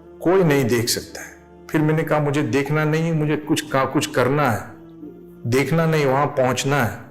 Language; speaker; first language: Urdu; non-native, fluent; English